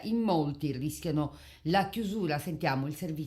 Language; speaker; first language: Italian; native; Italian